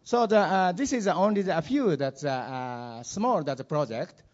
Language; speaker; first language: English; non-native, learner; Japanese